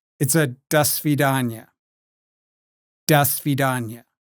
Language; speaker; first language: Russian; non-native, learner; English